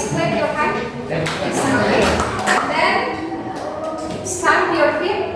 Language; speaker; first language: English; non-native, learner; Indonesian